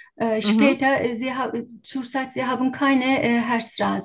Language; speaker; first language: German; non-native, learner; Turkish